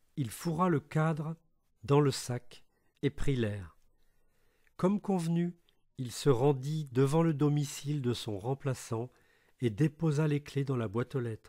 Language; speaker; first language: French; native; French